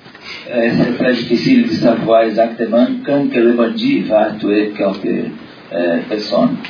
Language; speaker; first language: French; non-native, learner; Portuguese